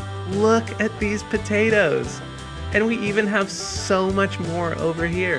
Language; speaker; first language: English; native; English